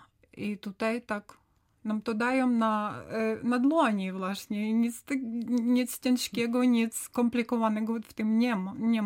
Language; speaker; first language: Polish; non-native, learner; Ukrainian